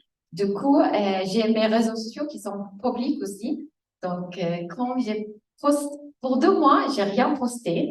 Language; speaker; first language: French; non-native, fluent; Arabic